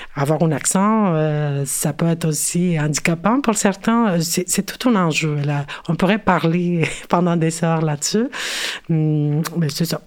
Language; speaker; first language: French; non-native, fluent; Spanish